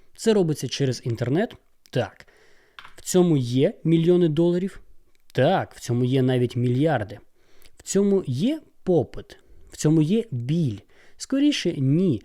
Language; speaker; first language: Ukrainian; non-native, local second language; Russian